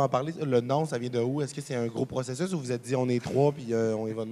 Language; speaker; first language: French; native; French